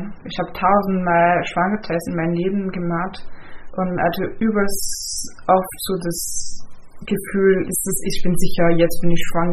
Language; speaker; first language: German; non-native, fluent; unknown